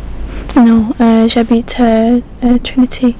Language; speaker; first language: French; non-native, learner; English